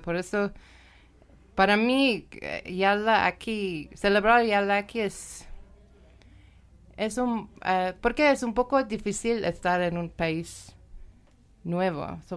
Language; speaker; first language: Spanish; non-native, fluent; Persian